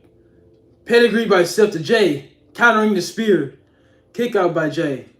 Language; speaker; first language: English; native; English